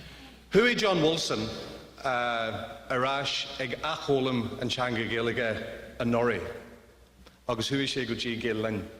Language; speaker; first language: Irish; non-native, learner; English